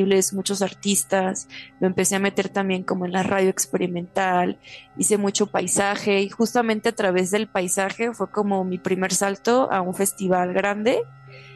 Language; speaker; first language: Spanish; native; Spanish